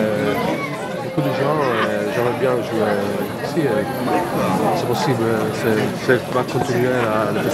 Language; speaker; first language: French; non-native, learner; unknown